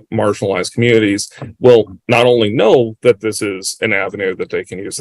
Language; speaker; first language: English; native; English